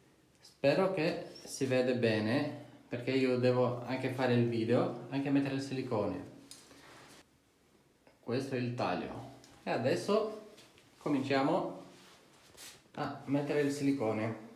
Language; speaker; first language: Italian; non-native, fluent; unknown